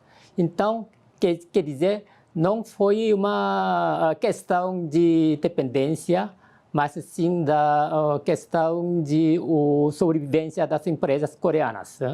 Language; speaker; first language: Portuguese; non-native, learner; Korean